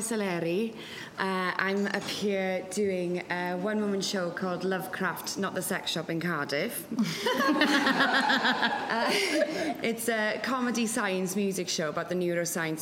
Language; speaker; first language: English; non-native, local second language; Welsh